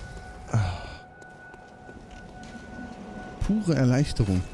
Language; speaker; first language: German; native; German